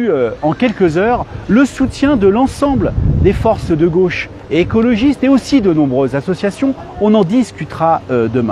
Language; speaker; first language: French; native; French